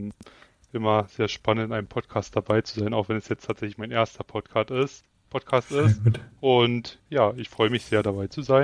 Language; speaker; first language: German; native; German